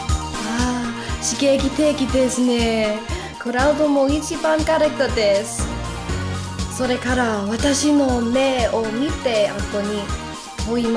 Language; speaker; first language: Japanese; non-native, learner; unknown